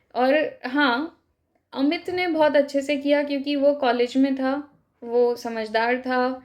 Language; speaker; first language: Hindi; native; Hindi